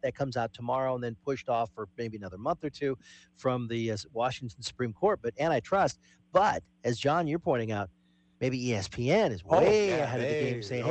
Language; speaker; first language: English; native; English